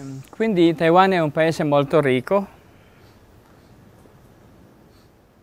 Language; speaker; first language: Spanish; non-native, learner; Filipino